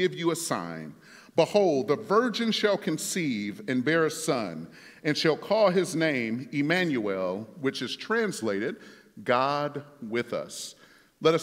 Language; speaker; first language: English; native; English